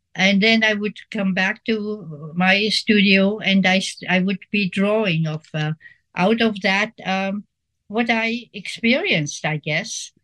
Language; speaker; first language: English; non-native, fluent; Swiss German